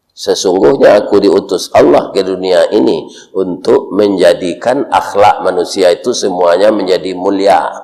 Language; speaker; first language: Malay; non-native, local second language; Minangkabau